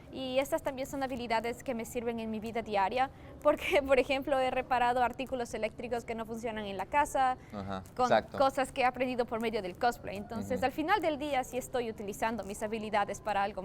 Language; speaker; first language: Spanish; early bilingual, heritage; Spanish